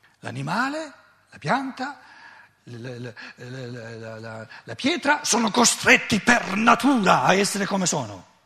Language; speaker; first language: Italian; native; Italian